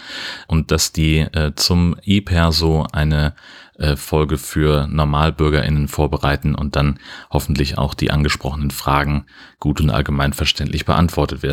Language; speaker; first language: German; native; German